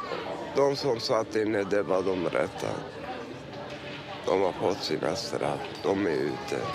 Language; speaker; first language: Swedish; non-native, fluent; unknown